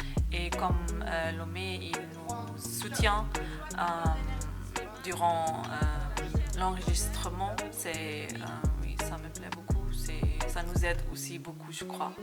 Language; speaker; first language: French; non-native, fluent; German